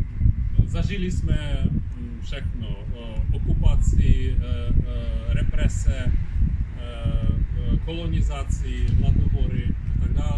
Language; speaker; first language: Czech; non-native, fluent; Ukrainian